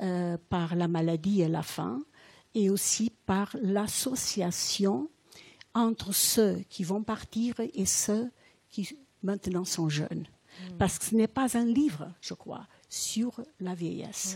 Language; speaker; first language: French; non-native, fluent; Portuguese